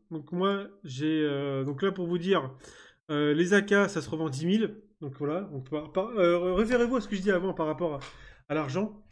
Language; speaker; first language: French; native; French